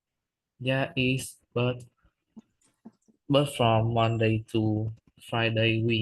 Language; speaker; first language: English; non-native, learner; Vietnamese